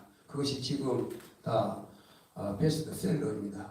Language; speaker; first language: Korean; native; Korean